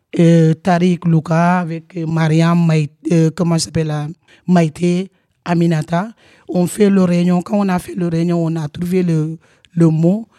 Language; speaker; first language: French; non-native, local second language; Wolof